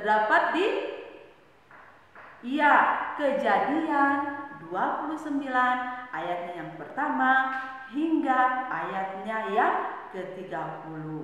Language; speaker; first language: Indonesian; native; Indonesian